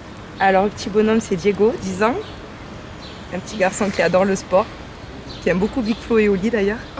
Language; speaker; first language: French; native; French